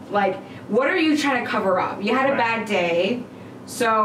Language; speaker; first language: English; native; English